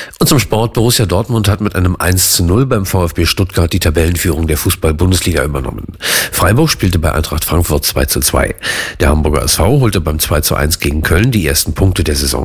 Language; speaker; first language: German; native; German